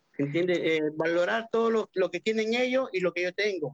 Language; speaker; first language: Spanish; native; Spanish